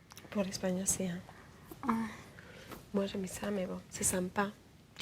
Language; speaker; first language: French; non-native, fluent; Spanish